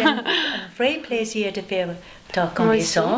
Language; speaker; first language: French; non-native, learner; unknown